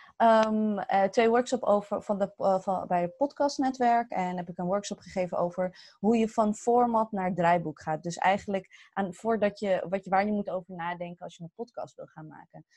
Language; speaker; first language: Dutch; early bilingual, other home language; Arabic